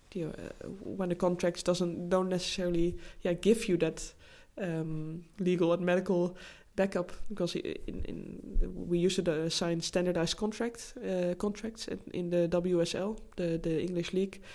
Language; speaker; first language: English; non-native, fluent; Dutch